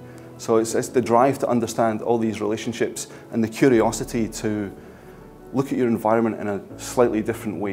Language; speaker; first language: English; native; English